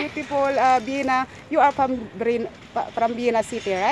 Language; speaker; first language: English; non-native, local second language; Filipino